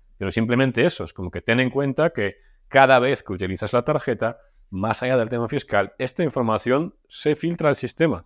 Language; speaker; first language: Spanish; non-native, fluent; Russian